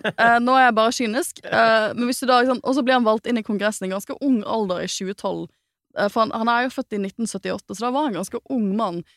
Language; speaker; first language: Norwegian; native; Norwegian